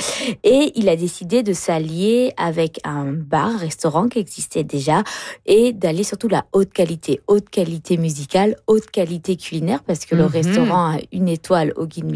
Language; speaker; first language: French; native; French